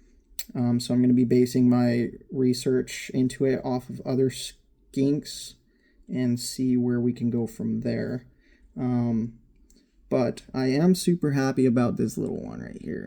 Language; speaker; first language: English; native; English